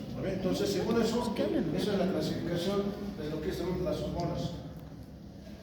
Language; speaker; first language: Spanish; native; Spanish